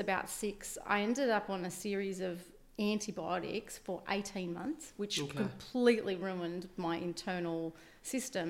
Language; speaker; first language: English; native; English